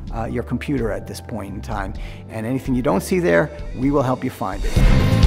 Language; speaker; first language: English; native; English